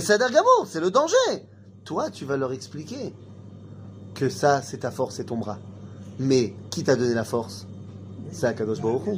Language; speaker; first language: French; native; French